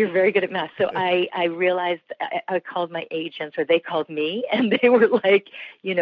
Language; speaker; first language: English; native; English